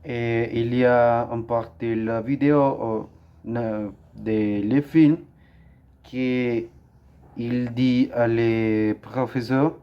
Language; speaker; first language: French; non-native, learner; Spanish